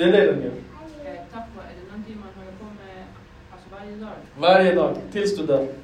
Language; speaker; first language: Swedish; non-native, fluent; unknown